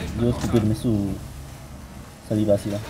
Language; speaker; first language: Spanish; native; Spanish